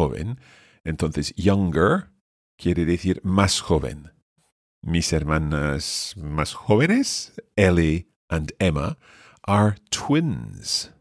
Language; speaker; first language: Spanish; non-native, fluent; English